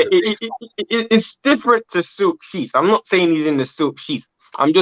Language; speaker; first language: English; native; English